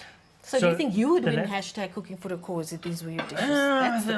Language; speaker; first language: English; native; English